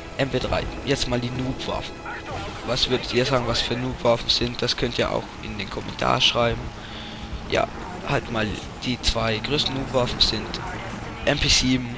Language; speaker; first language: German; native; German